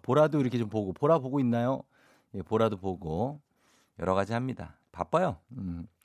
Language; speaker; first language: Korean; native; Korean